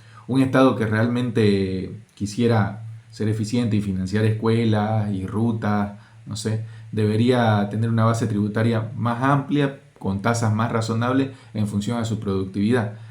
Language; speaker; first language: Spanish; native; Spanish